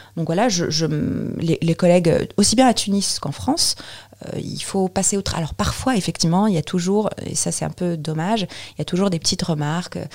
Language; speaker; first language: French; non-native, local second language; Arabic